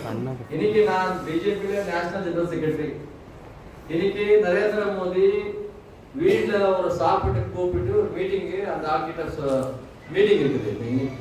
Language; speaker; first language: Tamil; non-native, learner; Kannada